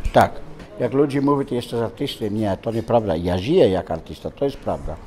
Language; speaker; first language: Polish; non-native, learner; Dutch